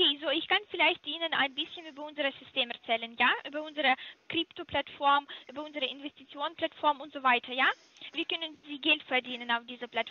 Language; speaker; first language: German; non-native, learner; Russian